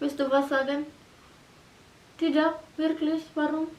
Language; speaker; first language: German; non-native, learner; Indonesian